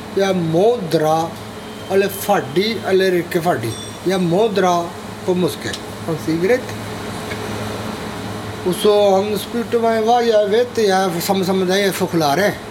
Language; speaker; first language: Norwegian; non-native, learner; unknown